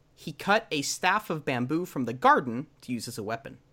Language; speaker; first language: English; native; English